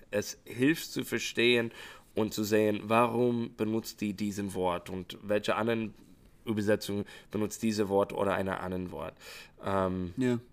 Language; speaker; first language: German; non-native, fluent; English